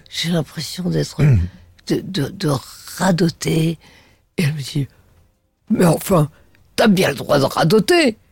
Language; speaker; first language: French; native; French